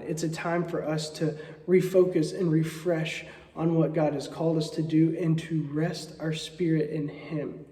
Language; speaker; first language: English; native; English